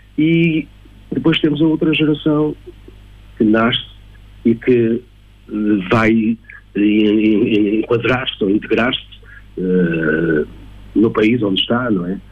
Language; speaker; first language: Portuguese; native; Portuguese